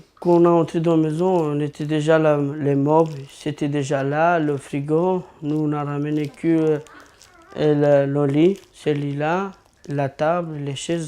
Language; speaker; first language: French; non-native, learner; Romanian